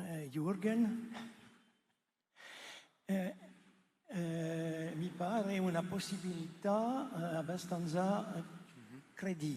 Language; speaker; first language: Italian; non-native, fluent; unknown